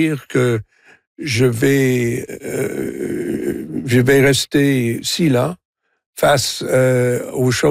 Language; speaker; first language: French; non-native, local second language; English